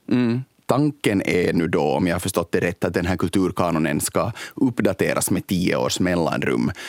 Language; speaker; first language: Swedish; native; Swedish